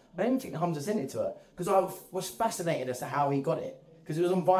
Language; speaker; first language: English; native; English